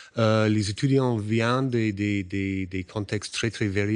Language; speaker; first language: French; non-native, fluent; English